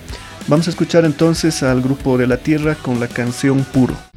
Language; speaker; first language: Spanish; native; Spanish